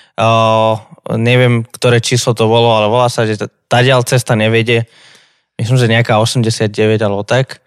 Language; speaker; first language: Slovak; non-native, fluent; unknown